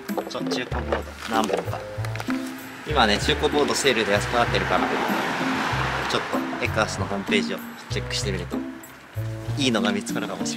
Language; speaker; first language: Japanese; native; Japanese